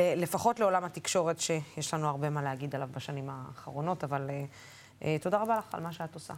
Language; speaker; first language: Hebrew; non-native, local second language; Arabic